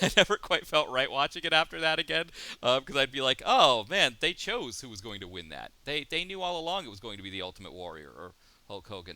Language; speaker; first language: English; native; English